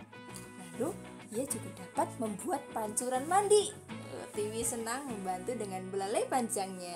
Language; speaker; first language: Indonesian; native; Indonesian